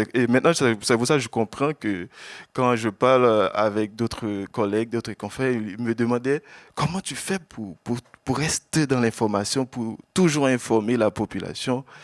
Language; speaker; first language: French; non-native, local second language; Haitian Creole